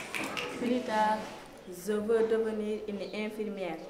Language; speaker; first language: French; non-native, local second language; Fula